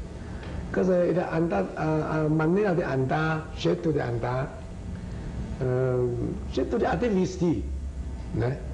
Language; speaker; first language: Portuguese; non-native, learner; Chinese